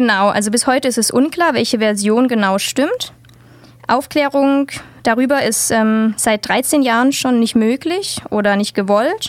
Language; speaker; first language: German; native; German